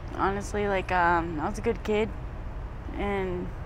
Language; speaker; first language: English; native; English